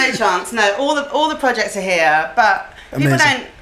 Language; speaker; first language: English; native; English